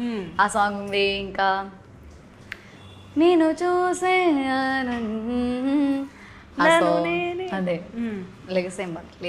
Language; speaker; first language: Telugu; non-native, learner; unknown